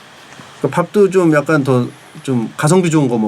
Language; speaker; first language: Korean; native; Korean